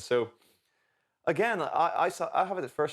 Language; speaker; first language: English; native; English